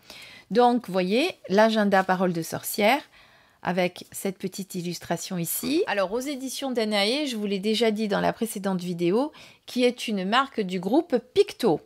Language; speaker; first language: French; native; French